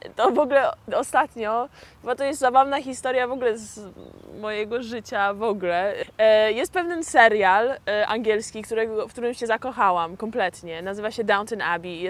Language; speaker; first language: Polish; early bilingual, heritage; English